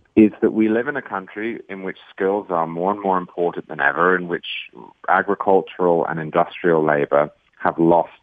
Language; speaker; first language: English; native; English